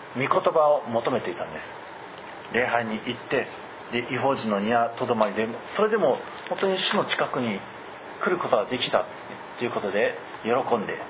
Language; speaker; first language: Japanese; native; Japanese